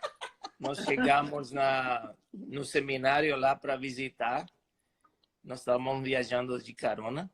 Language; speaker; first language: Portuguese; non-native, fluent; Spanish